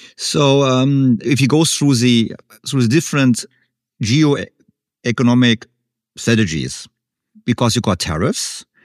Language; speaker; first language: English; non-native, fluent; German